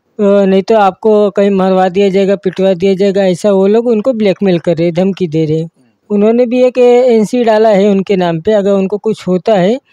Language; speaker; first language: Hindi; native; Hindi